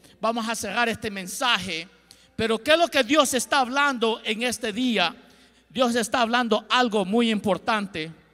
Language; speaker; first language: Spanish; early bilingual, heritage; Spanish